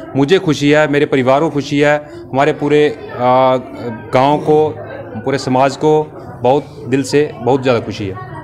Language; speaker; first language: Hindi; native; Hindi